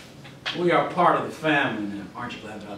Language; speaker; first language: English; native; English